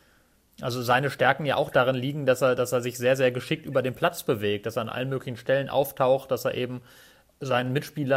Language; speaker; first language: German; native; German